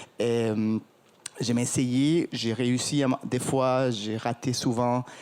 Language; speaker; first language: French; non-native, fluent; Spanish